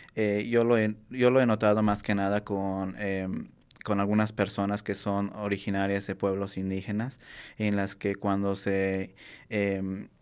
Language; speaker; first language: Spanish; non-native, local second language; Nahuatl languages